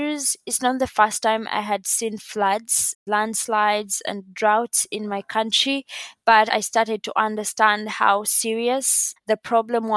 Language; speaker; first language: English; non-native, local second language; Ganda